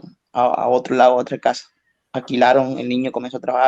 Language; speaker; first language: Spanish; native; Spanish